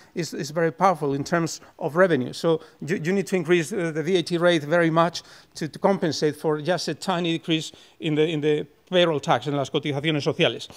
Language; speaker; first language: English; non-native, fluent; Spanish